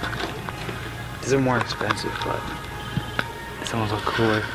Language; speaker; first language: English; native; English